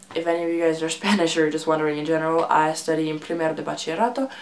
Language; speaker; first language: English; non-native, fluent; Finnish